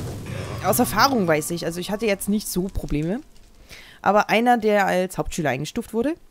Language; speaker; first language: German; native; German